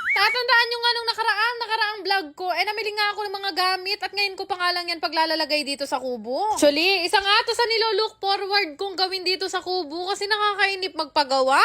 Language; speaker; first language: Filipino; native; Filipino